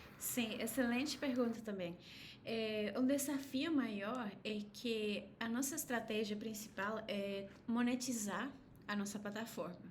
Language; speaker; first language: Portuguese; non-native, fluent; Spanish